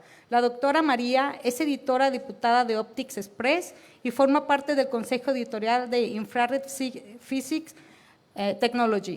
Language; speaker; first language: Spanish; native; Spanish